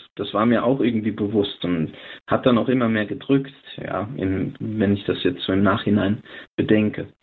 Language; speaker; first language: German; native; German